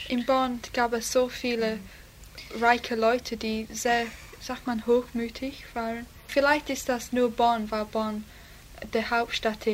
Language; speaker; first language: German; non-native, learner; English